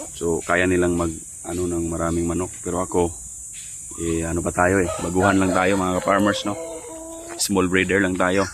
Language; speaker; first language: Filipino; non-native, local second language; Cebuano